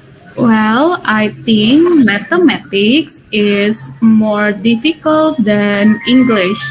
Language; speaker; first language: English; non-native, learner; Indonesian